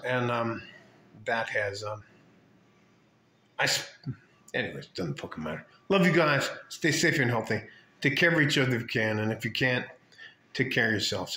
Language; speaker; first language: English; native; English